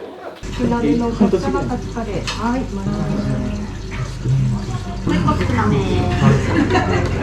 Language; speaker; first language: Japanese; native; Japanese